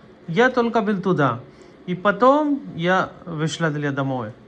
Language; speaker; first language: Russian; non-native, learner; Hindi